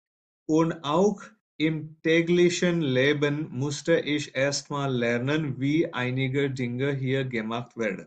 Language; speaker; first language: German; non-native, fluent; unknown